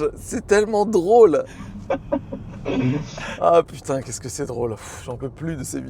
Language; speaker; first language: French; native; French